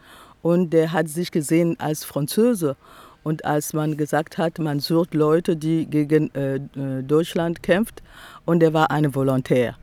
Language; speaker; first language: German; non-native, fluent; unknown